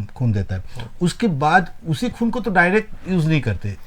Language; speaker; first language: Hindi; non-native, local second language; Bangla